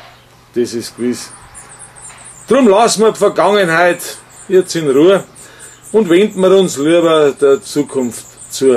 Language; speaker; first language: German; native; German